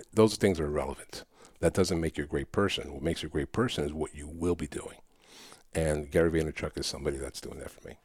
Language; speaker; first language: English; early bilingual, other home language; Spanish